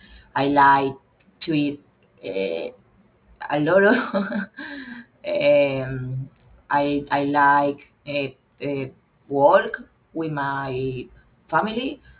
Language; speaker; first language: English; non-native, learner; Spanish